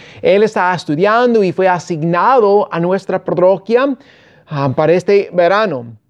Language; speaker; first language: Spanish; non-native, fluent; English